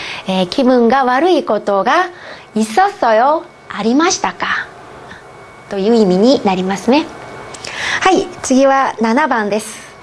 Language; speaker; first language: Japanese; non-native, fluent; Korean